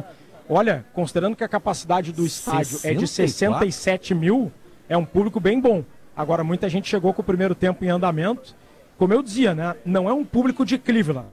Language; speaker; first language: Portuguese; native; Portuguese